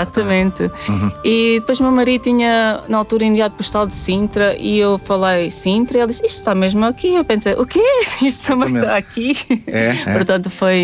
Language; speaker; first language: Portuguese; non-native, fluent; Latvian